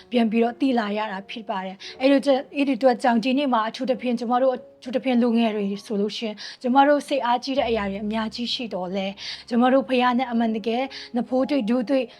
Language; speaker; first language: Burmese; non-native, local second language; Tedim Chin